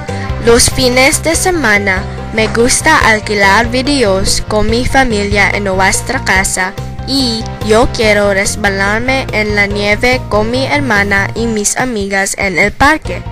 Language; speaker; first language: Spanish; non-native, learner; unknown